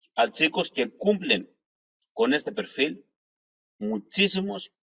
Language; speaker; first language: Spanish; non-native, fluent; Greek